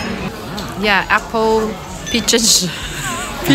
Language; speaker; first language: English; non-native, learner; Chinese